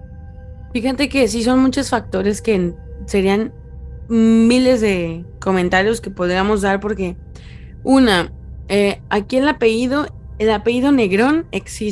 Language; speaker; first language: Spanish; native; Spanish